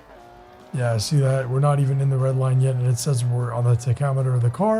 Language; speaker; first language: English; native; English